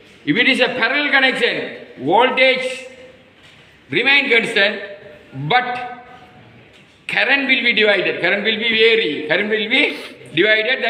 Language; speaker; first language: English; non-native, local second language; Tamil